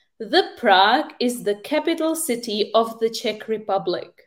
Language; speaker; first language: English; non-native, fluent; Czech